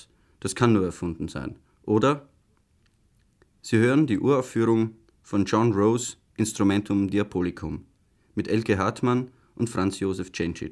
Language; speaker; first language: German; native; German